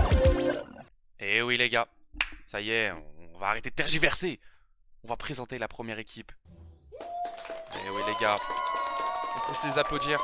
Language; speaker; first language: French; native; French